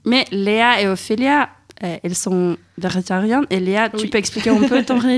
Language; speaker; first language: French; non-native, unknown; Swedish